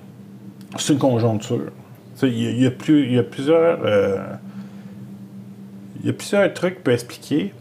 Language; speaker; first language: French; native; French